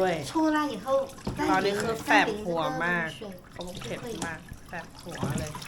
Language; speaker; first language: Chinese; non-native, learner; Thai